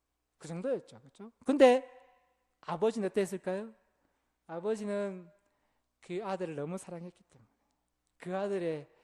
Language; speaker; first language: Korean; native; Korean